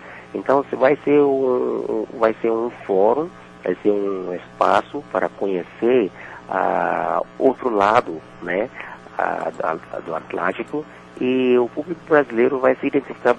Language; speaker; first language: Portuguese; non-native, fluent; Yoruba